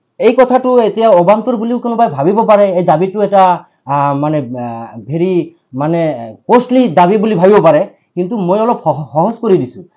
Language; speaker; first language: Assamese; non-native, local second language; Bangla